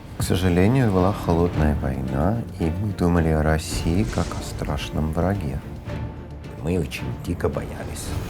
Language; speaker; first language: Russian; non-native, fluent; English